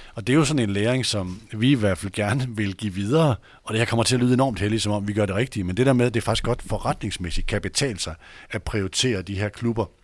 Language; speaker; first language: Danish; native; Danish